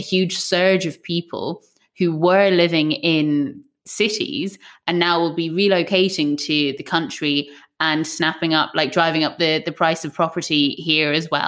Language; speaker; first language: English; native; English